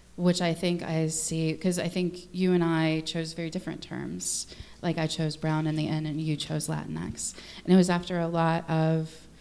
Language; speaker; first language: English; native; English